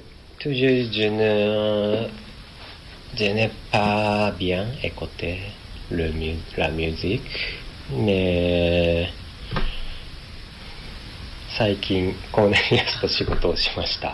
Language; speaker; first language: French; non-native, learner; Japanese